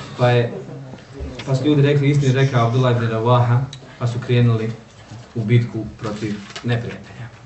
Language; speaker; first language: Bosnian; native; Bosnian